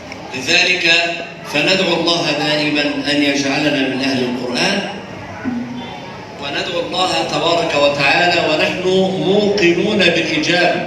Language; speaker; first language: Arabic; native; Arabic